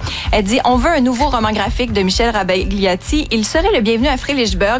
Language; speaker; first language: French; native; French